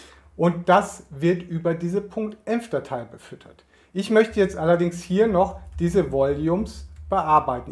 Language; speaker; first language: German; native; German